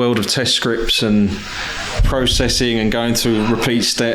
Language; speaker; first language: English; native; English